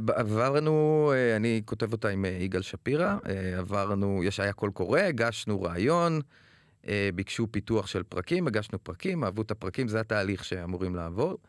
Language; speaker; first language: Hebrew; native; Hebrew